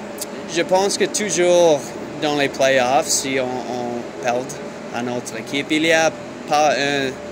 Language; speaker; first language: French; non-native, learner; English